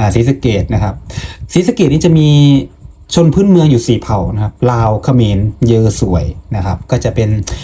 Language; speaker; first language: Thai; non-native, local second language; Lao